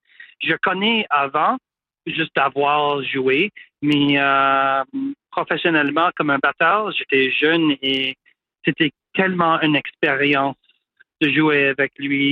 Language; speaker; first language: French; non-native, local second language; English